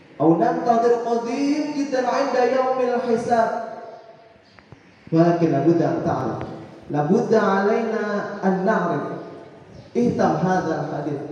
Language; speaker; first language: Arabic; non-native, learner; Indonesian